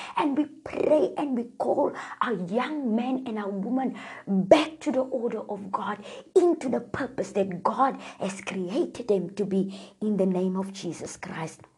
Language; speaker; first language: English; non-native, local second language; Afrikaans